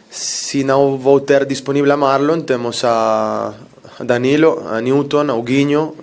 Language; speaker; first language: Portuguese; non-native, fluent; Italian